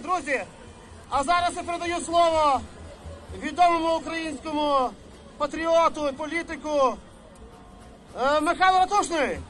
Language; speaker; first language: Ukrainian; native; Ukrainian